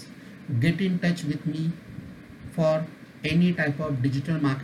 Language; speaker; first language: English; non-native, local second language; Marathi